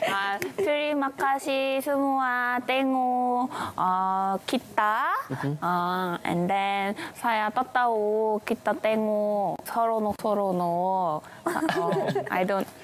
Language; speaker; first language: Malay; non-native, learner; Korean